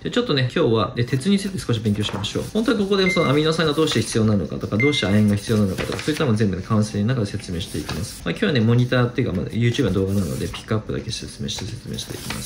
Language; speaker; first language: Japanese; native; Japanese